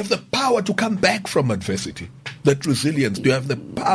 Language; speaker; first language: English; non-native, local second language; Zulu